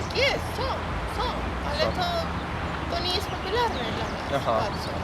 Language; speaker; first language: Polish; non-native, learner; Afrikaans